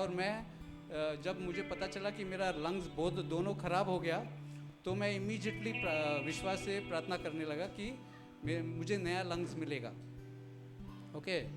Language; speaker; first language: Hindi; non-native, local second language; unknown